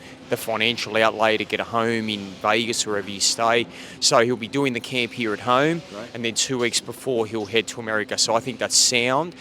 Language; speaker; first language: English; native; English